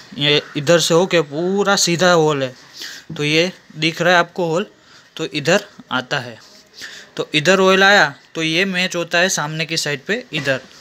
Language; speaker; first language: Hindi; native; Hindi